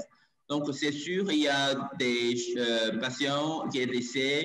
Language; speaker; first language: French; non-native, learner; Chinese